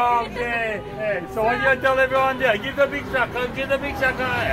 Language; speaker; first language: English; native; English